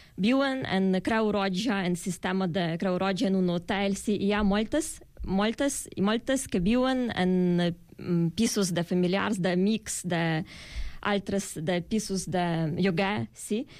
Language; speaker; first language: Catalan; non-native, fluent; Ukrainian